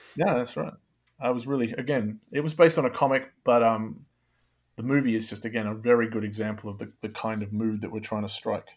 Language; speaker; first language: English; native; English